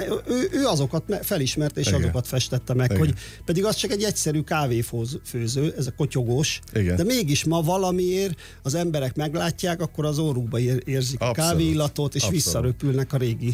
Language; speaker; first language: Hungarian; native; Hungarian